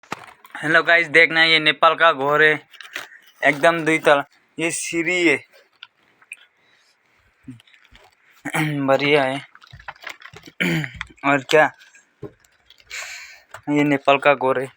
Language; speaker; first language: Hindi; non-native, learner; Nepali